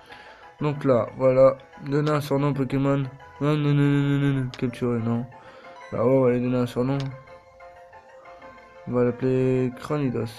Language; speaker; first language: French; native; French